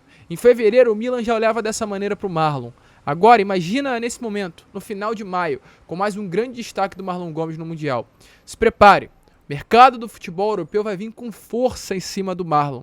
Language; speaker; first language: Portuguese; native; Portuguese